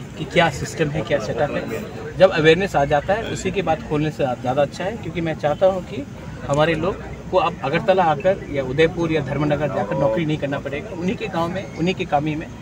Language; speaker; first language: Hindi; non-native, local second language; Kok Borok